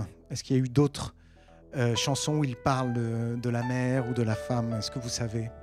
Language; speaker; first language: French; native; French